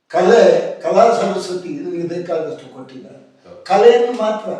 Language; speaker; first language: Kannada; non-native, local second language; Tulu